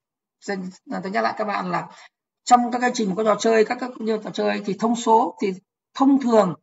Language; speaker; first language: Vietnamese; native; Vietnamese